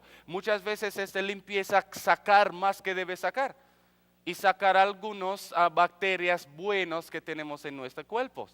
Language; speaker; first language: Spanish; non-native, fluent; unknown